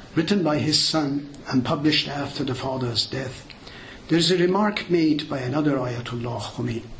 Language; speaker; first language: English; non-native, fluent; Azerbaijani